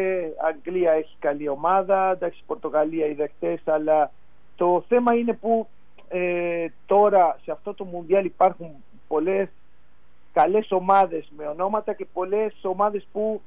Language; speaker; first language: Greek; non-native, fluent; Spanish